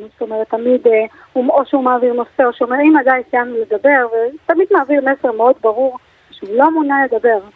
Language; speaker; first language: Hebrew; native; Hebrew